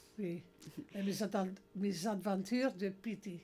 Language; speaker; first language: French; non-native, learner; English